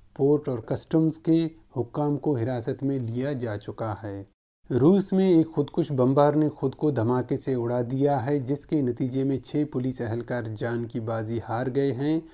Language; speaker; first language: Urdu; non-native, local second language; Baluchi